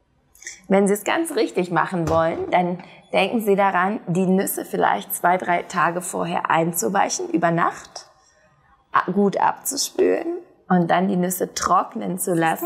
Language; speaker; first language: German; native; German